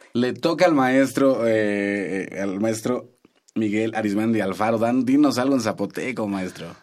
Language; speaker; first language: Spanish; non-native, local second language; Nahuatl languages